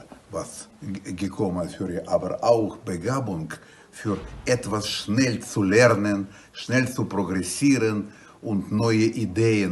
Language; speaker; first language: German; non-native, learner; Russian